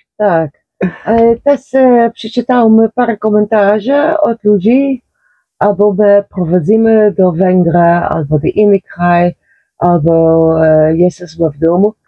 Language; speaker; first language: Polish; non-native, learner; Dutch